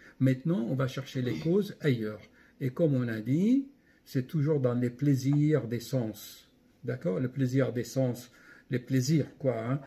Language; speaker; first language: French; native; French